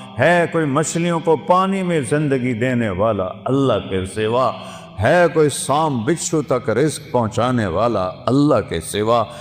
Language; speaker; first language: Urdu; non-native, local second language; Saraiki